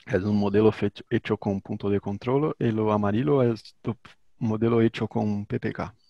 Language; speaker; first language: Spanish; non-native, learner; Portuguese